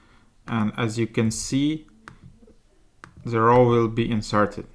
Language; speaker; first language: English; non-native, fluent; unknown